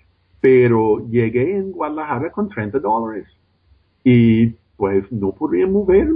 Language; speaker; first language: Spanish; non-native, fluent; English